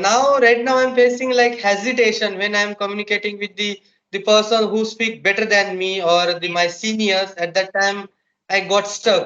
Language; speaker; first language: English; non-native, local second language; Marathi